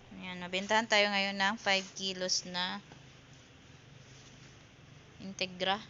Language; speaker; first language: Filipino; native; Filipino